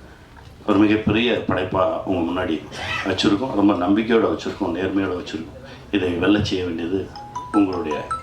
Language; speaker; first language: Tamil; native; Tamil